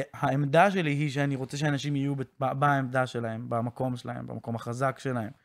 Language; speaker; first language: Hebrew; native; Hebrew